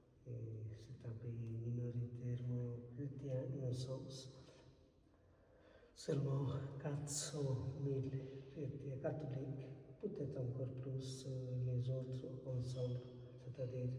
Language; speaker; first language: French; non-native, fluent; Bangla